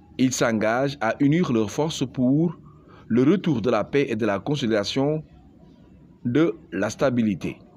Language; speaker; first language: French; non-native, local second language; Wolof